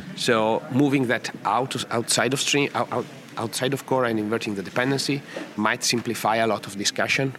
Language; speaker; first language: English; non-native, fluent; Italian